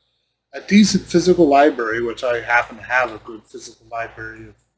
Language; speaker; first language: English; native; English